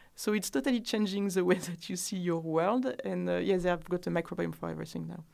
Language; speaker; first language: English; non-native, fluent; French